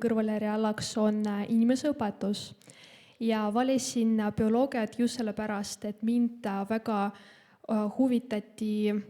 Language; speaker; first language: Estonian; non-native, local second language; Russian